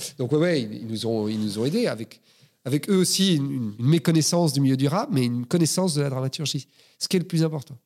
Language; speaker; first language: French; native; French